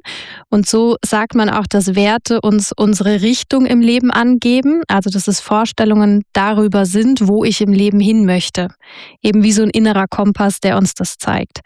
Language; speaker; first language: German; native; German